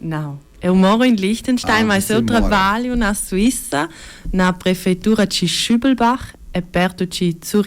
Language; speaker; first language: Portuguese; early bilingual, heritage; Portuguese